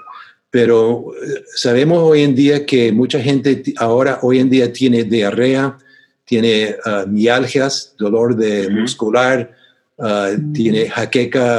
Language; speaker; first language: Spanish; non-native, fluent; English